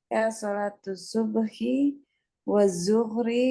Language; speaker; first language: Arabic; non-native, learner; Indonesian